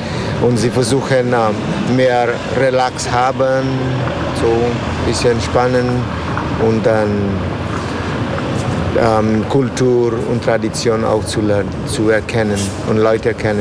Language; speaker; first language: German; non-native, learner; Spanish